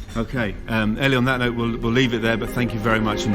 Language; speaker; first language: English; native; English